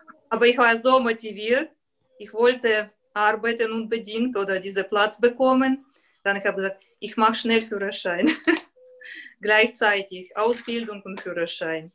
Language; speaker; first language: German; non-native, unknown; Russian